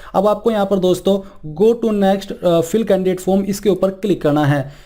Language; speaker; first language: Hindi; native; Hindi